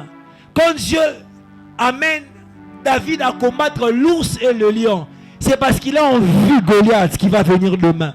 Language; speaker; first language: French; non-native, local second language; Lingala